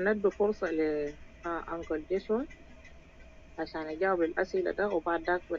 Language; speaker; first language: Arabic; non-native, local second language; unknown